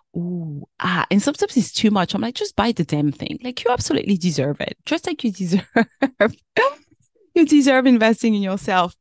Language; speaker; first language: English; early bilingual, other home language; French